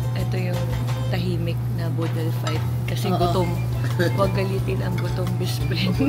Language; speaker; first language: Filipino; non-native, local second language; Cebuano